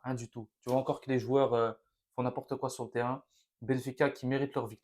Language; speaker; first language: French; native; French